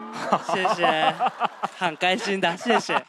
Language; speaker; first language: Chinese; non-native, learner; Japanese